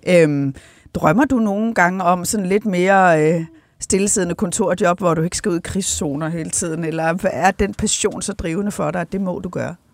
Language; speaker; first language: Danish; native; Danish